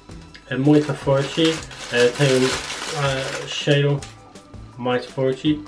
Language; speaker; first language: Portuguese; non-native, learner; English